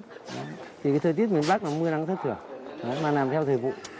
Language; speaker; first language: Vietnamese; native; Vietnamese